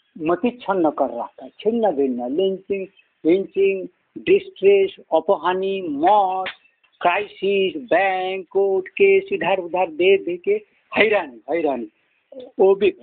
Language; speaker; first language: Hindi; non-native, local second language; Bangla